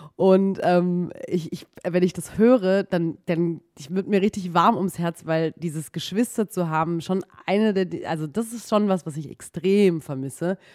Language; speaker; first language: German; native; German